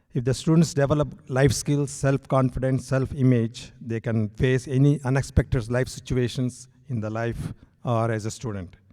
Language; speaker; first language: English; non-native, local second language; Telugu